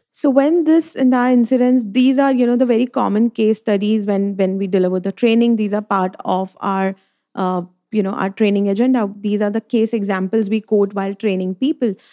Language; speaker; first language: English; non-native, local second language; Hindi